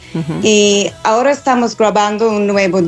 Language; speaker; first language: Spanish; non-native, fluent; English